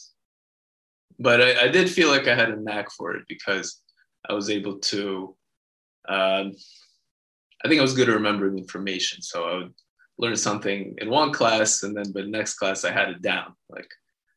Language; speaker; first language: English; early bilingual, other home language; Hebrew